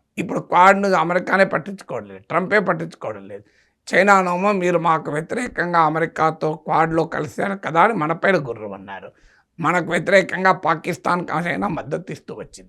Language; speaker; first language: Telugu; native; Telugu